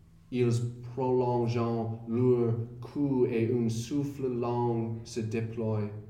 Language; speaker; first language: French; non-native, learner; English